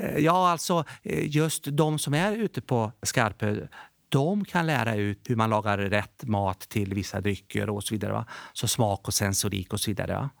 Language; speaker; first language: Swedish; early bilingual, other home language; Bosnian